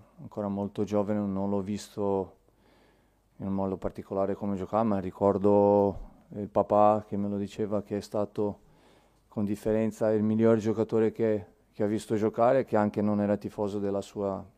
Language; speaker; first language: Italian; non-native, fluent; Portuguese